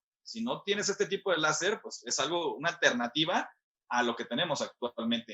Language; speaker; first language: Spanish; native; Spanish